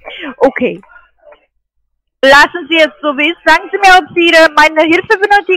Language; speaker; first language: German; non-native, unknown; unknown